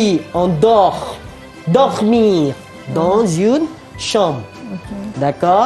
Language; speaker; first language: French; non-native, fluent; Malay